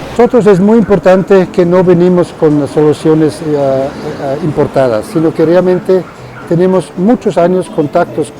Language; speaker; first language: Spanish; non-native, fluent; German